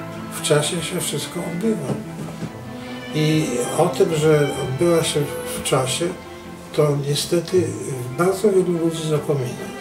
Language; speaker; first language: Polish; native; Polish